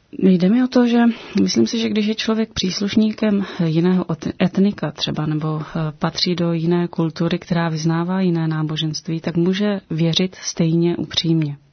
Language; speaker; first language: Czech; native; Czech